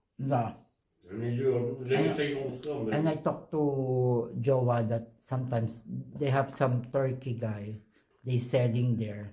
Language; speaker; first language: English; non-native, learner; Filipino